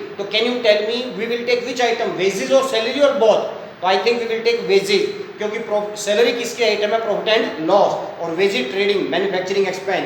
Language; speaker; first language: English; non-native, local second language; Hindi